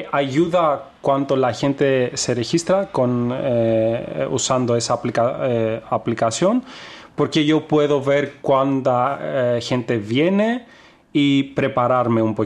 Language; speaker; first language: Spanish; non-native, fluent; Greek